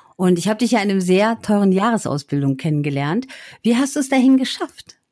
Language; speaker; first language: German; native; German